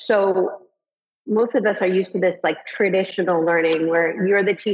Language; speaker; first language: English; native; English